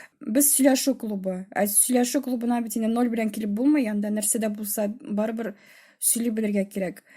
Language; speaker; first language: Tatar; native; Tatar